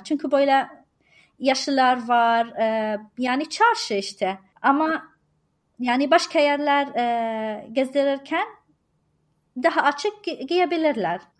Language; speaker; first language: Turkish; non-native, learner; Arabic